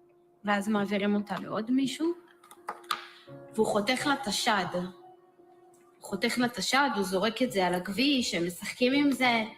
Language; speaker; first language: Hebrew; native; Hebrew